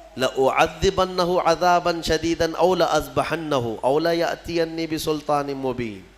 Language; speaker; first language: Urdu; native; Urdu